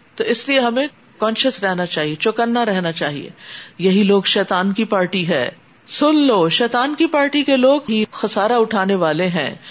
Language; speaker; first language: Urdu; native; Urdu